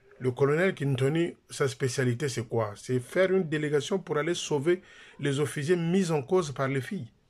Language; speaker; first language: French; non-native, local second language; Lingala